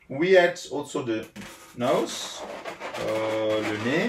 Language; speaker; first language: English; non-native, learner; Italian